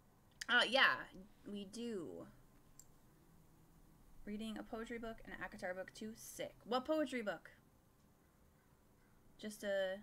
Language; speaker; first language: English; native; English